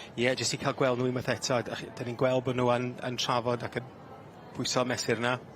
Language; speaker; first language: Welsh; native; Welsh